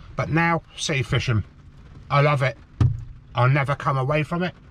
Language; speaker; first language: English; native; English